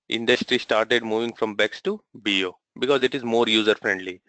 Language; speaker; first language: English; non-native, local second language; Telugu